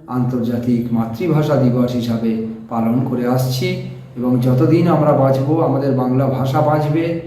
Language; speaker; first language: Bangla; native; Bangla